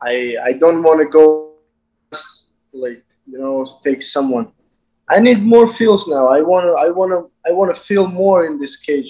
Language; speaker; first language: English; non-native, learner; Azerbaijani